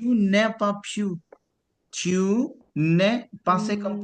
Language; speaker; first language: French; non-native, fluent; Hindi